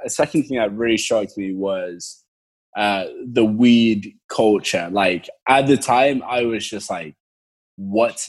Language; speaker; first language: English; native; English